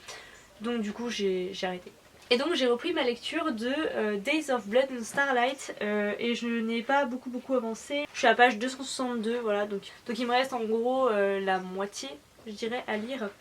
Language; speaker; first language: French; native; French